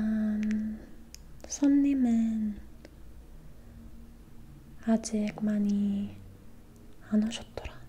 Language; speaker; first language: Korean; non-native, learner; English